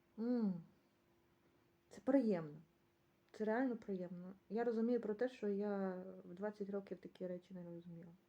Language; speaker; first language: Ukrainian; native; Ukrainian